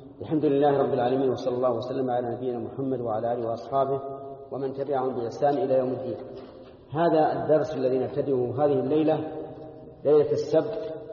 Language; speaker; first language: Arabic; native; Arabic